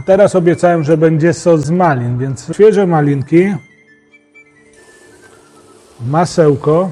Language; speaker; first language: Polish; native; Polish